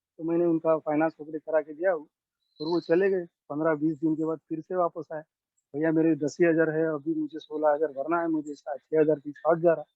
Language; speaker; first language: Hindi; non-native, local second language; Marathi